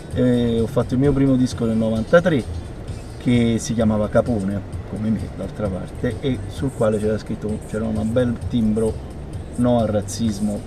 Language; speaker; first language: Italian; native; Italian